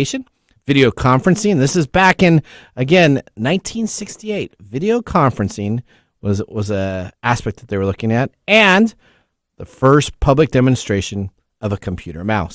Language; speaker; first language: English; native; English